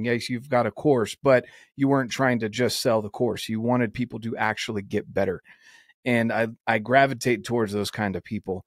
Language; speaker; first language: English; native; English